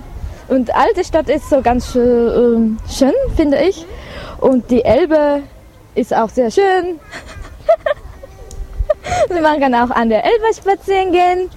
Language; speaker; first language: German; non-native, learner; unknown